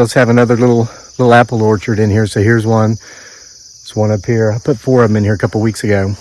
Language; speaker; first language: English; native; English